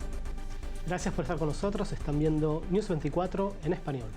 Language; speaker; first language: Spanish; native; Spanish